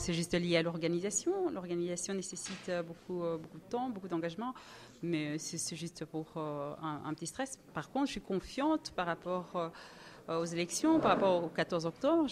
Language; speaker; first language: French; early bilingual, other home language; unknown